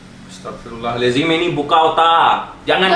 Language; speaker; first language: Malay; non-native, learner; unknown